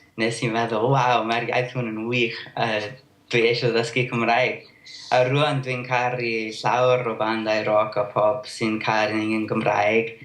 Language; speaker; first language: Welsh; non-native, learner; English